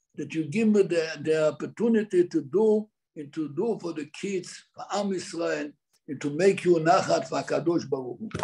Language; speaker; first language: English; non-native, learner; Hebrew